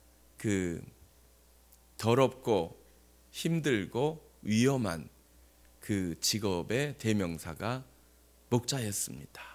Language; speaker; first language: Korean; native; Korean